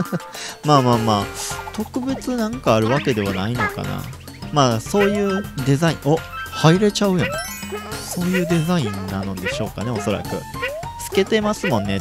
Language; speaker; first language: Japanese; native; Japanese